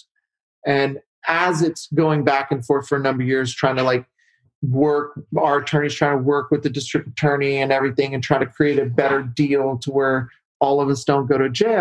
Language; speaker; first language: English; native; English